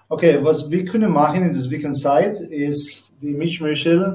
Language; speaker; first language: German; non-native, learner; Spanish